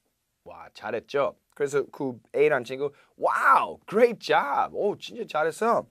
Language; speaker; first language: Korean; non-native, fluent; English